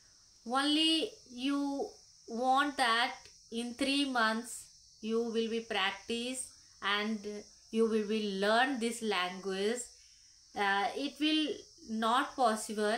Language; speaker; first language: English; non-native, local second language; Hindi